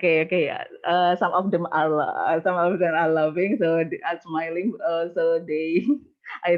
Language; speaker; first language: English; non-native, fluent; Indonesian